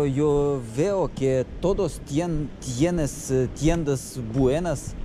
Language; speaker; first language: Spanish; non-native, learner; Russian